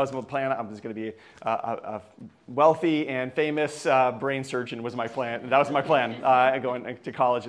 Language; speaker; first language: English; native; English